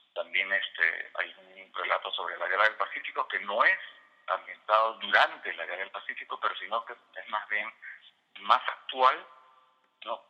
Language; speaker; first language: Spanish; native; Spanish